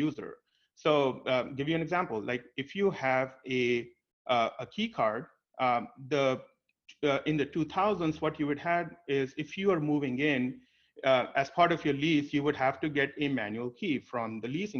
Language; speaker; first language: English; non-native, local second language; Hindi